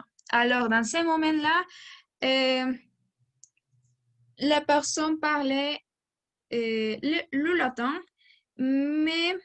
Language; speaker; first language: French; non-native, learner; Spanish